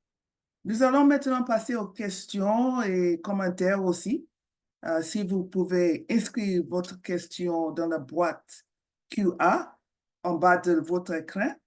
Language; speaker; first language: French; non-native, fluent; English